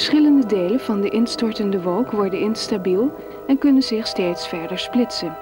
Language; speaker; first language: Dutch; native; Dutch